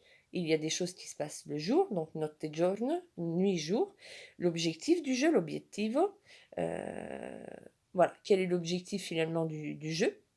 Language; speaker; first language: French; native; French